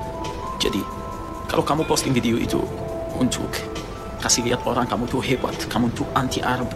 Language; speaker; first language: Indonesian; non-native, fluent; Arabic